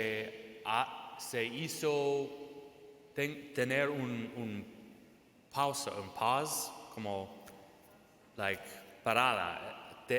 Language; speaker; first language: Spanish; non-native, fluent; English